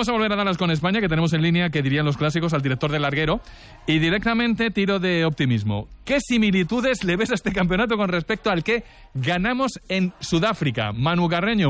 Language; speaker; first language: Spanish; native; Spanish